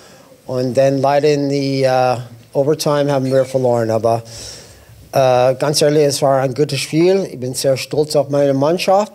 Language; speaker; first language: German; non-native, fluent; English